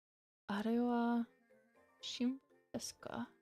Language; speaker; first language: Japanese; non-native, learner; English